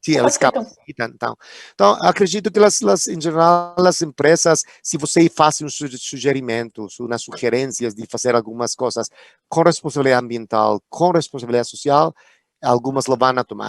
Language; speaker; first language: Portuguese; non-native, fluent; Spanish